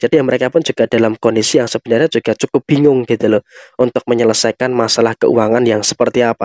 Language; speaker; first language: Indonesian; native; Indonesian